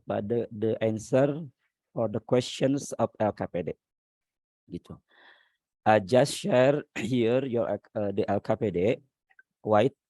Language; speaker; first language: English; non-native, learner; Indonesian